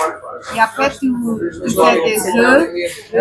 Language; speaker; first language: French; non-native, fluent; Portuguese